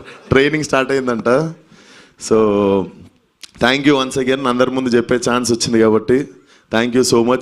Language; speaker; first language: Telugu; native; Telugu